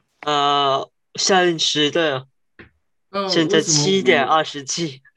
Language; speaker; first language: Chinese; early bilingual, heritage; Chinese